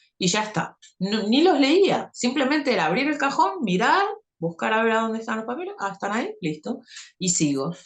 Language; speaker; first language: Spanish; native; Spanish